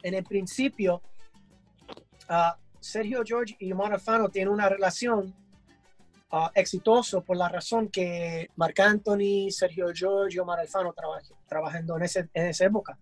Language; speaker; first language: Spanish; early bilingual, heritage; English